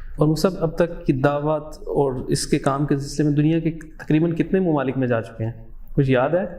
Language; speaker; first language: Urdu; native; Urdu